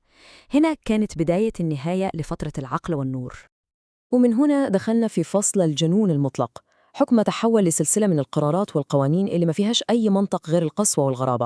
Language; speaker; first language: Arabic; native; Arabic